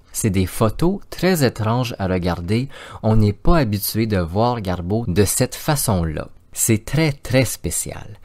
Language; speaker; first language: French; native; French